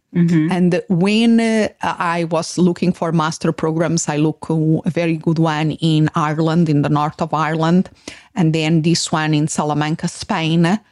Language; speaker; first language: English; non-native, fluent; Portuguese